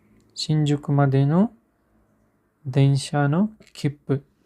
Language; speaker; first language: Japanese; non-native, learner; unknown